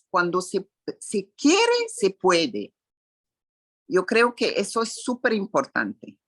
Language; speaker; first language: Spanish; non-native, fluent; Arabic